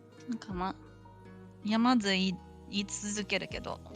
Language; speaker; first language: Japanese; non-native, learner; English